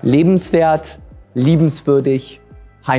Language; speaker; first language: German; native; German